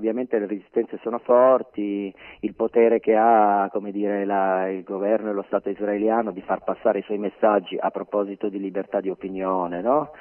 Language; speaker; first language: Italian; native; Italian